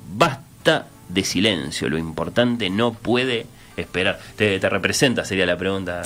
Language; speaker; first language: Spanish; native; Spanish